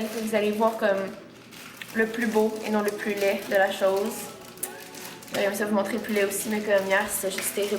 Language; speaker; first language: French; native; French